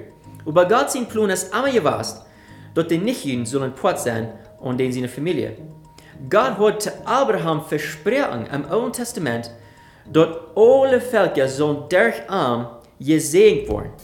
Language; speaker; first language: German; non-native, learner; Afrikaans